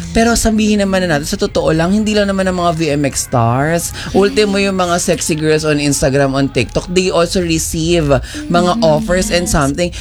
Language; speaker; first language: Filipino; native; Filipino